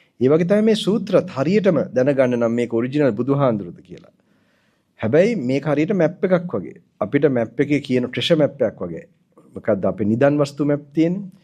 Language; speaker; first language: Sinhala; non-native, fluent; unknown